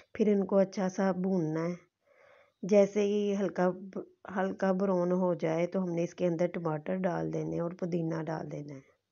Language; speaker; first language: Urdu; non-native, local second language; Punjabi